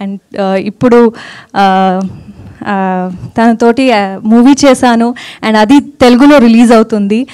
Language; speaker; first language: Telugu; non-native, fluent; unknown